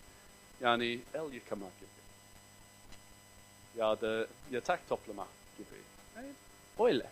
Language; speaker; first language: Turkish; non-native, fluent; English